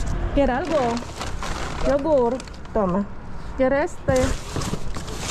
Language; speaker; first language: Spanish; non-native, learner; Filipino